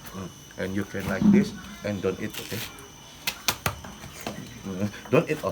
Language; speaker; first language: English; non-native, learner; Indonesian